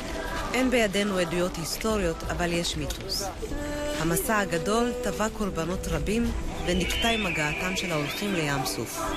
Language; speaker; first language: Hebrew; native; Hebrew